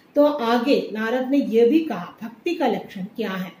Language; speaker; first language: Hindi; non-native, local second language; Malayalam